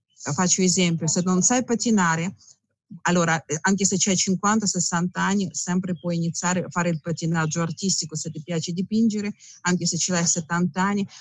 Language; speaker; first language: Italian; non-native, fluent; Russian